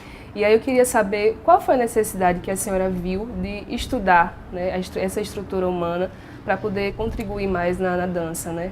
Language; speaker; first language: Portuguese; native; Portuguese